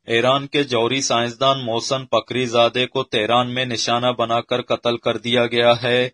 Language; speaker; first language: Urdu; non-native, local second language; Baluchi